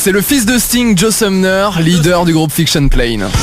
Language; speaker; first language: French; native; French